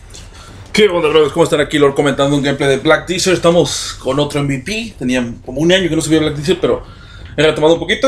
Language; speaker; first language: Spanish; native; Spanish